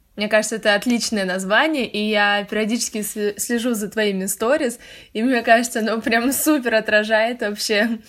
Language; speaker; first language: Russian; native; Russian